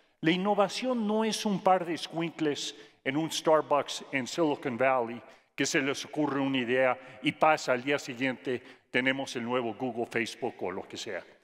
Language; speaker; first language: Spanish; non-native, fluent; English